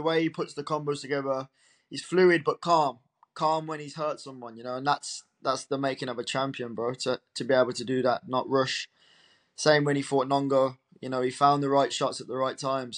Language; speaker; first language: English; native; English